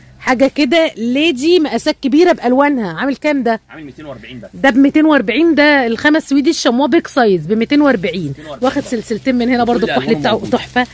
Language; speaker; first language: Arabic; native; Arabic